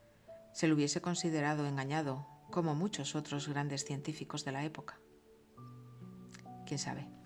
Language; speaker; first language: Spanish; native; Spanish